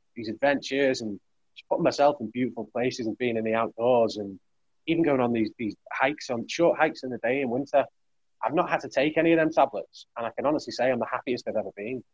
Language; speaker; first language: English; native; English